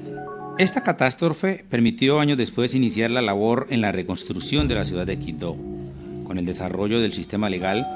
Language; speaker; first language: Spanish; native; Spanish